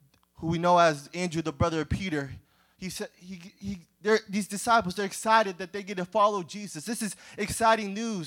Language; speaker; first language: English; native; English